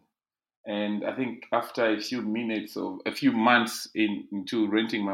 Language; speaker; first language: English; non-native, local second language; Bemba